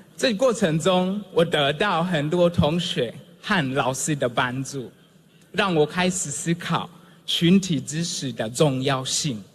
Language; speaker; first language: Chinese; non-native, fluent; Swahili